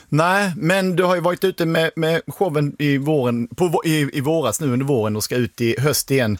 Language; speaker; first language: Swedish; native; Swedish